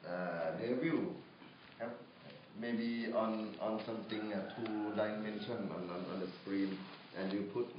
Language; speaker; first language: English; non-native, fluent; Thai